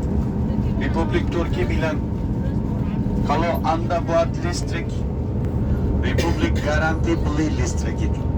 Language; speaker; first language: Indonesian; non-native, fluent; Turkish